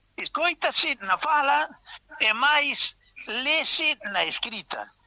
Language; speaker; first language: Galician; native; Galician